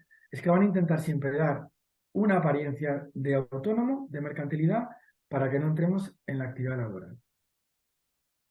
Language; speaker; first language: Spanish; native; Spanish